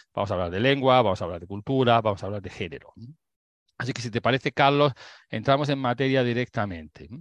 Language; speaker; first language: Spanish; native; Spanish